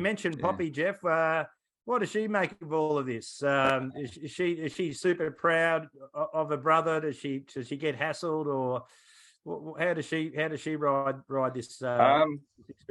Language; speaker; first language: English; native; English